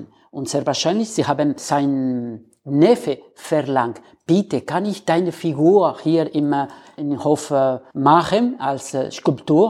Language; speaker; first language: German; non-native, learner; Spanish